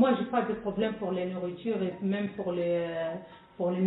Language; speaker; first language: French; non-native, learner; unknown